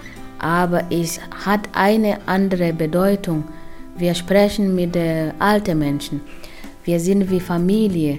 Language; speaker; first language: German; non-native, learner; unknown